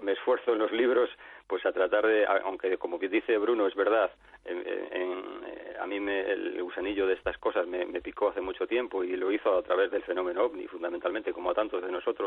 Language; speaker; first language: Spanish; native; Spanish